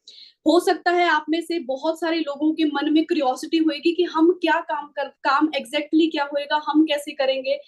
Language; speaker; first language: Hindi; non-native, local second language; Punjabi